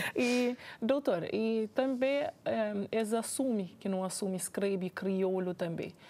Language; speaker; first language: Portuguese; non-native, local second language; Kabuverdianu